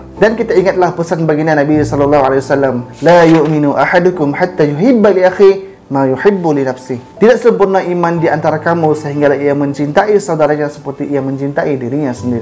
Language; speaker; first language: Malay; native; Malay